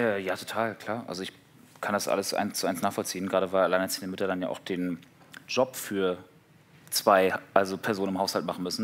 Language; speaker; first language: German; native; German